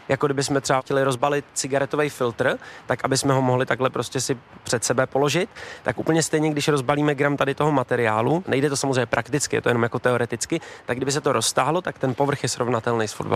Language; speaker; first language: Czech; native; Czech